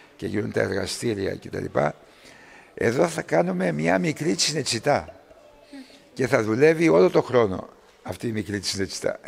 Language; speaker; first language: Greek; early bilingual, other home language; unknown